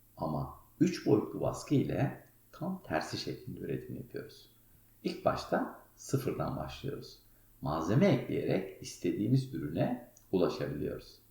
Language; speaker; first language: Turkish; native; Turkish